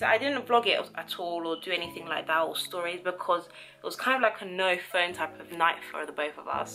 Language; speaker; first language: English; native; English